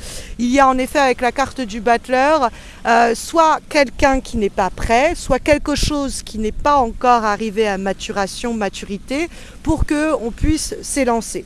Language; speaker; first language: French; native; French